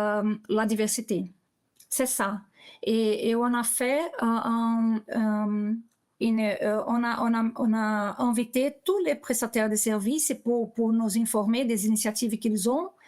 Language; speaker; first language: French; non-native, learner; Portuguese